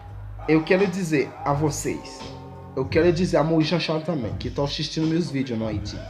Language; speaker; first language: Portuguese; non-native, learner; Haitian Creole